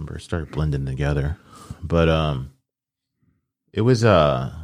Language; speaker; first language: English; early bilingual, other home language; Yoruba